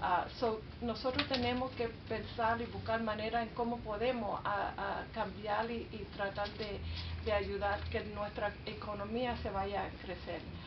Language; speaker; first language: Spanish; early bilingual, heritage; Spanish